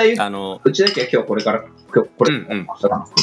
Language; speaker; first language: Japanese; native; Japanese